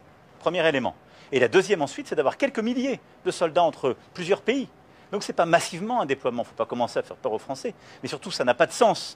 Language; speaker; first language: French; native; French